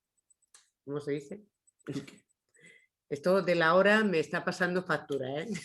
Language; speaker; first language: Spanish; native; Spanish